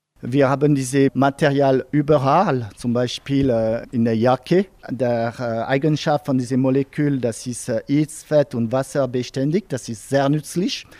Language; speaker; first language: German; non-native, local second language; French